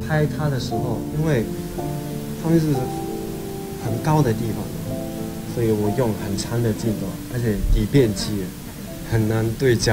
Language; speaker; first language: Chinese; non-native, fluent; Japanese